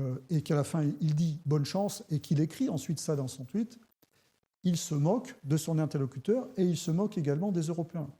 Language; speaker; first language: French; native; French